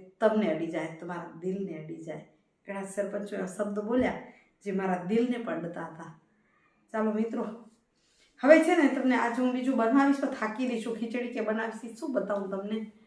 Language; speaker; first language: Gujarati; non-native, local second language; Kachhi